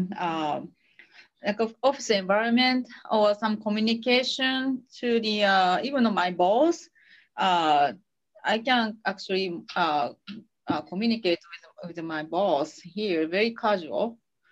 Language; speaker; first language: English; non-native, fluent; Japanese